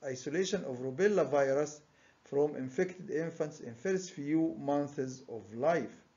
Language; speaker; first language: English; non-native, fluent; Arabic